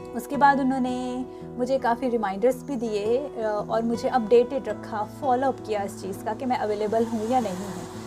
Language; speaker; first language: Urdu; non-native, local second language; Punjabi